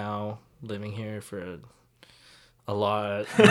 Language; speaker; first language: English; native; English